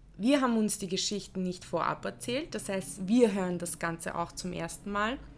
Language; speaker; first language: German; early bilingual, other home language; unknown